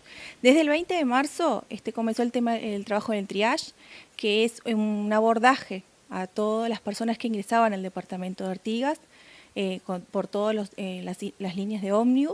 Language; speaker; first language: Spanish; native; Spanish